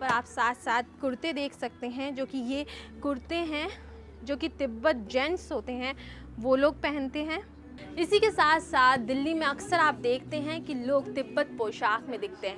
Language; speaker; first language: Hindi; native; Hindi